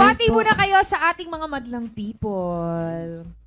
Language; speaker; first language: Filipino; native; Filipino